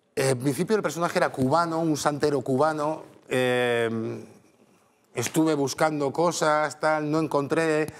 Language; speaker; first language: Spanish; native; Spanish